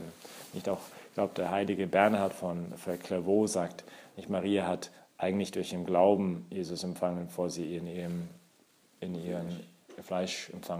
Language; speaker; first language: German; native; German